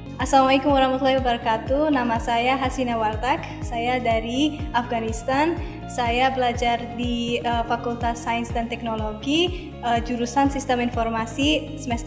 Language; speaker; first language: Indonesian; early bilingual, other home language; Persian